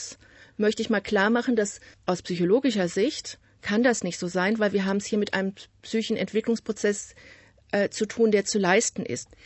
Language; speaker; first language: German; native; German